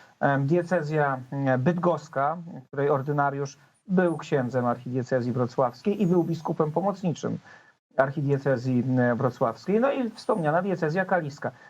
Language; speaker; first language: Polish; native; Polish